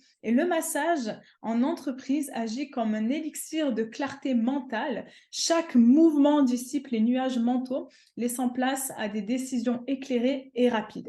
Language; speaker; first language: French; native; French